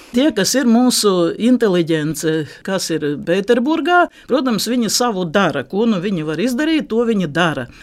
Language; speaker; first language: Latvian; native; Latvian